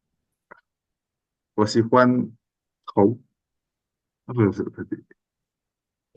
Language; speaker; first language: Chinese; non-native, learner; Indonesian